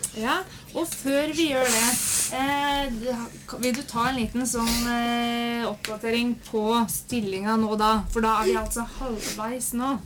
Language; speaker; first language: Norwegian; native; Norwegian